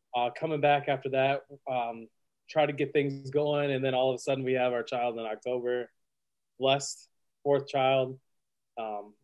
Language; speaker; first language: English; native; English